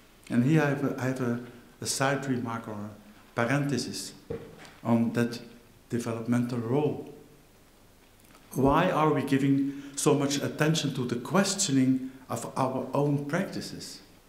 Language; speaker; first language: English; non-native, fluent; Dutch